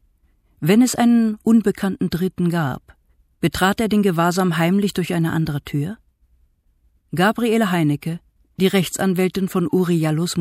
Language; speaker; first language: German; native; German